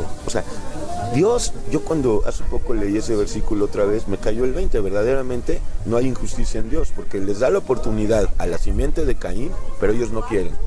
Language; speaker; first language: Spanish; native; Spanish